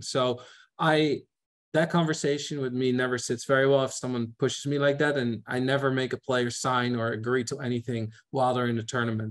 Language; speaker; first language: English; non-native, fluent; Dutch